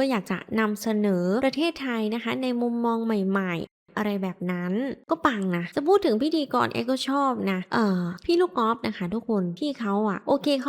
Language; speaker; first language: Thai; native; Thai